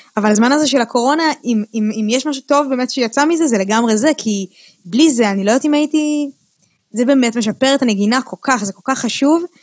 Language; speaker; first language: Hebrew; native; Hebrew